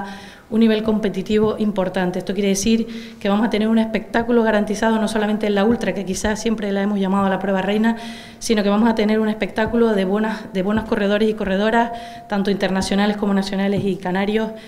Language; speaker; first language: Spanish; native; Spanish